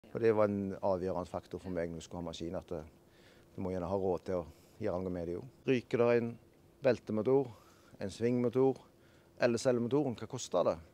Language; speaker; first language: Norwegian; native; Norwegian